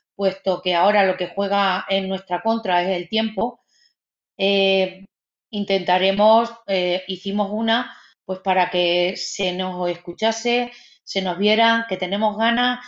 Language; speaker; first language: Spanish; native; Spanish